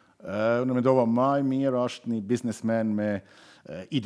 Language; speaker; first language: Albanian; non-native, learner; German